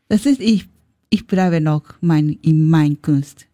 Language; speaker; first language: German; non-native, learner; Japanese